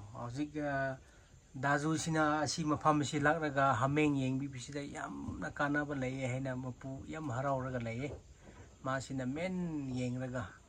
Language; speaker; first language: Manipuri; non-native, local second language; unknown